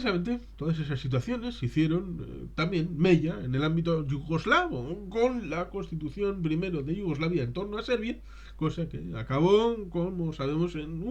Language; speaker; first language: Spanish; native; Spanish